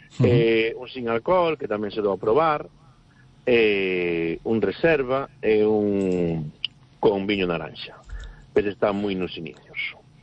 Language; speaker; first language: Galician; native; Galician